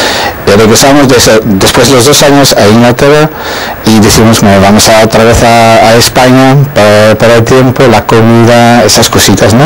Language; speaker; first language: Spanish; non-native, fluent; Dutch